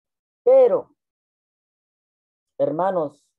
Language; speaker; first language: Spanish; non-native, local second language; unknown